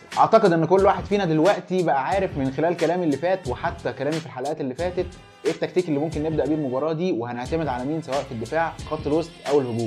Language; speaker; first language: Arabic; native; Arabic